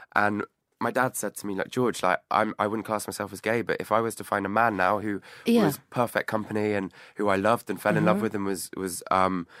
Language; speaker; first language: English; native; English